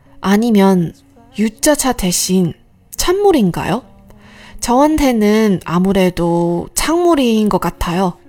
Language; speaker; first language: Korean; non-native, fluent; Chinese